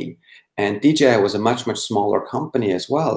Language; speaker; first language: English; non-native, fluent; Swiss German